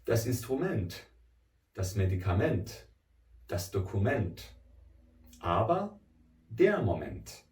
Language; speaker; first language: German; non-native, fluent; Persian